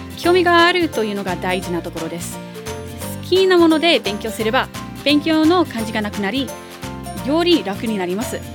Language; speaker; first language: Japanese; non-native, fluent; English